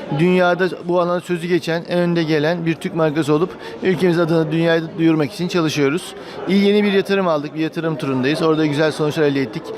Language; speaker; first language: Turkish; native; Turkish